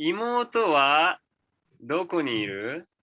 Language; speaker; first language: Japanese; non-native, fluent; English